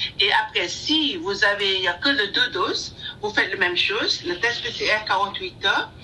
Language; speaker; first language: French; non-native, learner; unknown